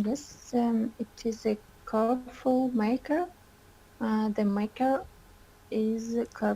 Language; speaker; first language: English; non-native, learner; Russian